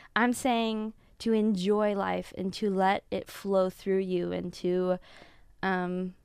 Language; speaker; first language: English; native; English